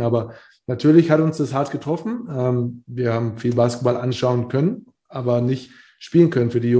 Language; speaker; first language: German; native; German